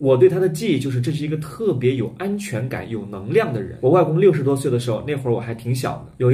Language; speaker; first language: Chinese; native; Chinese